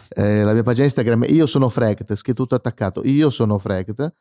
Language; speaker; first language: Italian; native; Italian